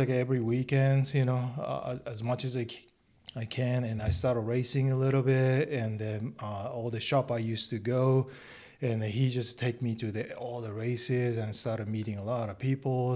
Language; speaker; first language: English; non-native, learner; Japanese